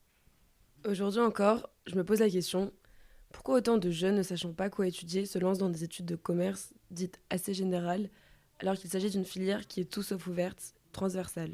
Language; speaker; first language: French; native; French